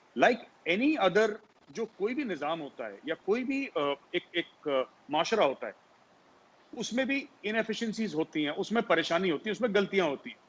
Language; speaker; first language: Hindi; native; Hindi